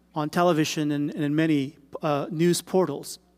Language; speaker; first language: English; non-native, local second language; Filipino